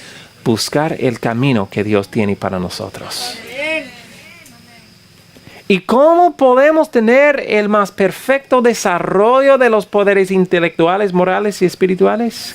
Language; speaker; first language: Spanish; non-native, fluent; English